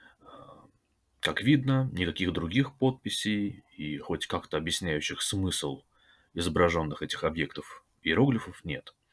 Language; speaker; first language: Russian; native; Russian